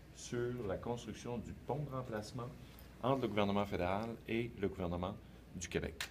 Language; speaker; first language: French; native; French